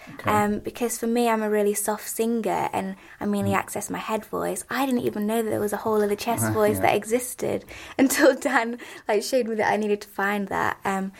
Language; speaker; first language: English; native; English